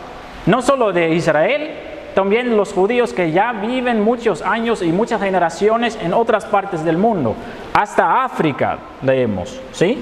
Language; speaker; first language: Spanish; non-native, fluent; Dutch